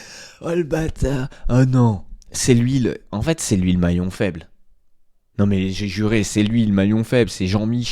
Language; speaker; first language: French; native; French